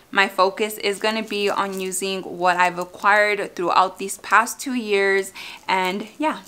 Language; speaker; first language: English; native; English